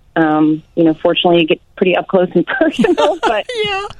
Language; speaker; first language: English; native; English